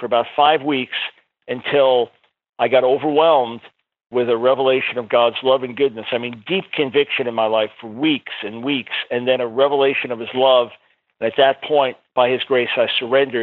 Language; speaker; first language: English; native; English